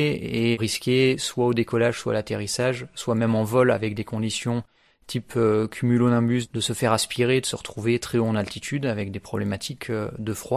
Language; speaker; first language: French; native; French